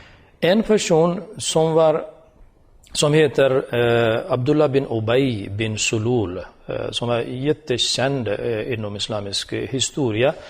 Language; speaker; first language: Swedish; non-native, fluent; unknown